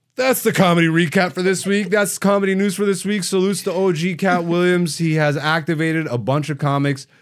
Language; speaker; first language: English; native; English